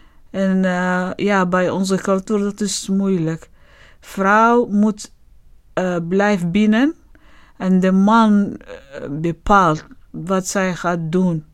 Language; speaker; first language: Dutch; non-native, learner; Arabic